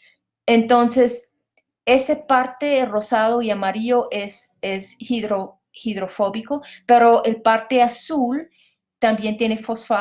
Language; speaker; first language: Spanish; non-native, fluent; English